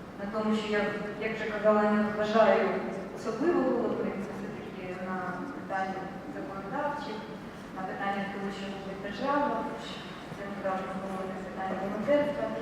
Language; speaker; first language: Ukrainian; native; Ukrainian